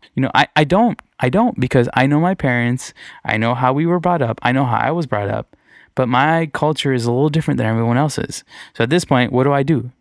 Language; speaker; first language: English; native; English